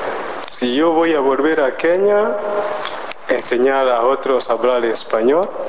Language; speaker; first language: Spanish; non-native, learner; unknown